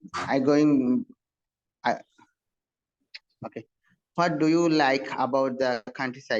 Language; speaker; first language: English; non-native, learner; Bangla